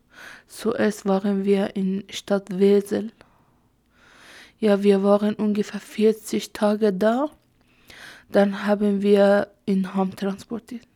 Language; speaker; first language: German; non-native, learner; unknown